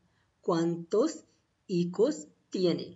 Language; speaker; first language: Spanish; non-native, learner; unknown